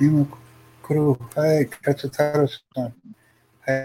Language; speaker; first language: Japanese; non-native, learner; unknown